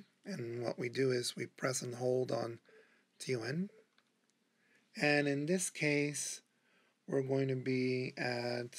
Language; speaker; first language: English; native; English